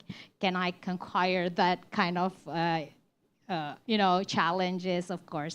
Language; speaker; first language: English; non-native, fluent; Indonesian